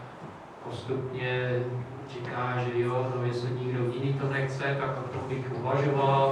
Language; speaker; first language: Czech; non-native, fluent; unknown